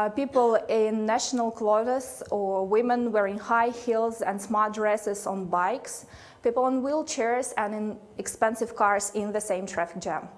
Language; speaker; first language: English; non-native, fluent; Russian